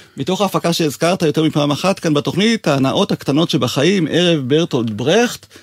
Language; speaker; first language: Hebrew; native; Hebrew